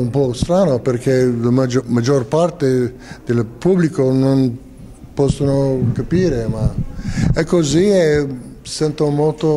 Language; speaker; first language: Italian; non-native, learner; English